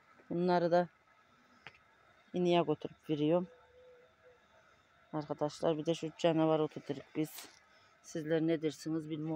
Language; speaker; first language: Turkish; native; Turkish